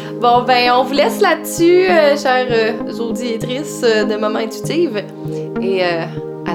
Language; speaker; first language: French; native; French